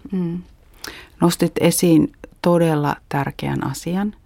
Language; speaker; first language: Finnish; native; Finnish